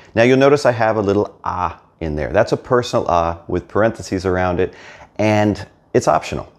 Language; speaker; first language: English; native; English